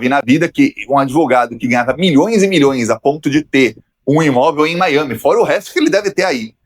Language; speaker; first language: Portuguese; native; Portuguese